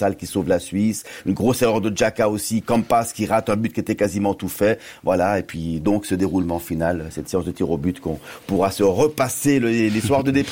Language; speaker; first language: French; native; French